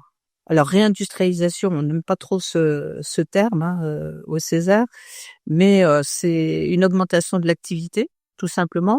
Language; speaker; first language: French; native; French